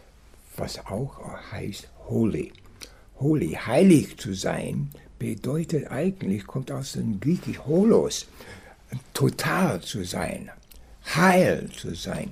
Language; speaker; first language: German; non-native, fluent; English